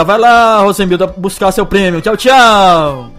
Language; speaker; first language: Portuguese; native; Portuguese